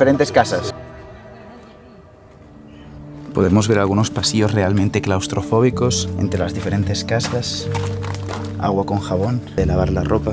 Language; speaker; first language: Spanish; native; Spanish